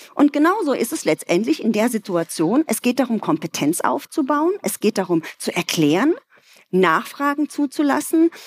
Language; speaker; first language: German; native; German